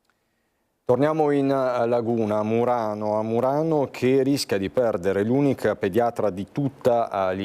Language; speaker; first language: Italian; native; Italian